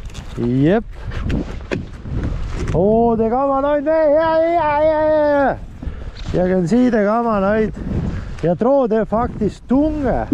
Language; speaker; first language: Danish; non-native, learner; Estonian